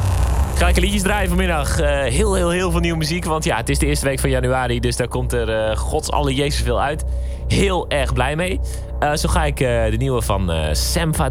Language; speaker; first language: Dutch; native; Dutch